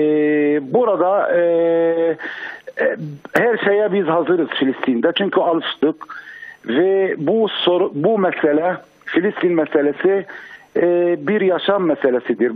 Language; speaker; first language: Turkish; non-native, fluent; Arabic